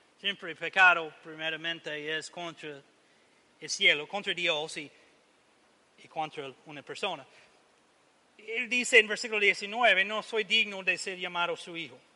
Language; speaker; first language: Spanish; non-native, learner; English